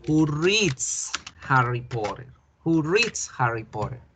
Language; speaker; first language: English; non-native, fluent; Spanish